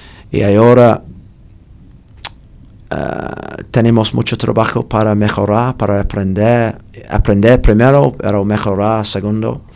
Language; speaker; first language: Spanish; non-native, learner; English